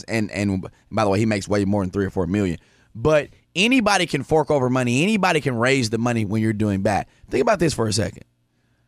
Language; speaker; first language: English; native; English